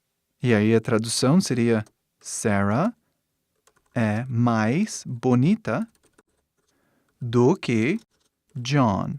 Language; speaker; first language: Portuguese; non-native, fluent; English